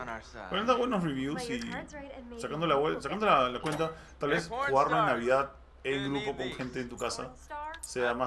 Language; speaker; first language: Spanish; native; Spanish